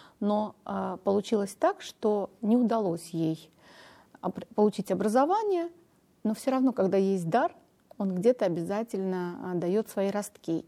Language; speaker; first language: Russian; non-native, local second language; Armenian